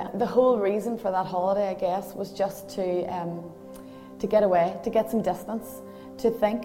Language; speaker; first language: English; native; English